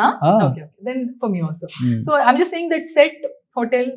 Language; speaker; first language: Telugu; non-native, learner; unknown